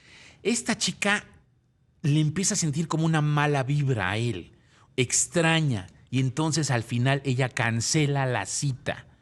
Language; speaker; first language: Spanish; native; Spanish